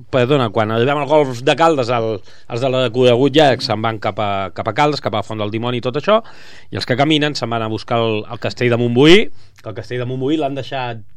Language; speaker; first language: Catalan; native; Catalan